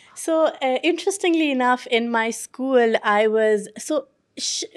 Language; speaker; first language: English; non-native, local second language; Urdu